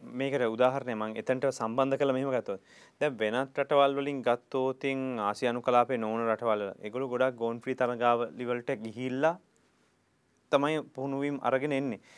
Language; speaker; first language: Sinhala; native; Sinhala